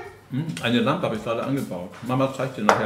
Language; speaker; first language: German; native; German